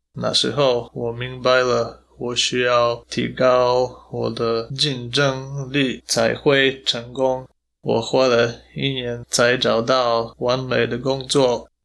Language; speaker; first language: Chinese; non-native, fluent; Polish